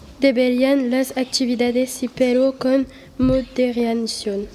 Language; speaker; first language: Spanish; non-native, learner; French